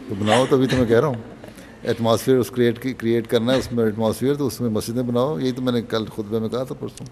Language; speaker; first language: Urdu; native; Urdu